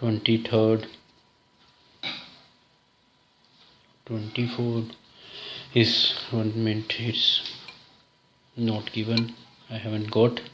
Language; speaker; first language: English; non-native, local second language; Hindi